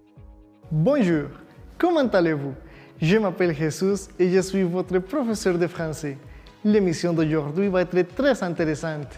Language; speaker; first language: French; non-native, fluent; Spanish